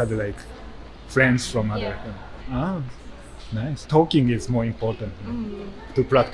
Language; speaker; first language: English; non-native, fluent; Japanese